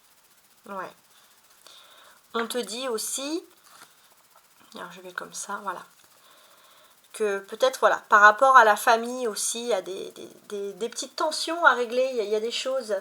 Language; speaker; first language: French; native; French